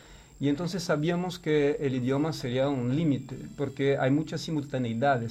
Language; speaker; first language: Spanish; non-native, fluent; Portuguese